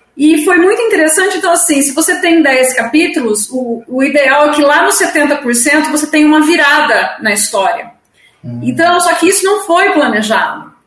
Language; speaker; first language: Portuguese; native; Portuguese